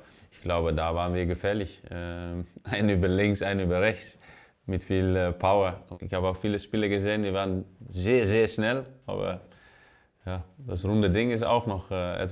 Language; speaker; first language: German; non-native, fluent; Dutch